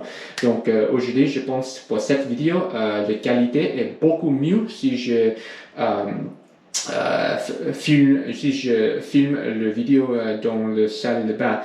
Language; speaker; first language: French; non-native, learner; English